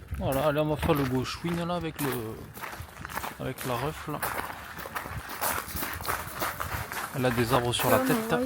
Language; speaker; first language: French; native; French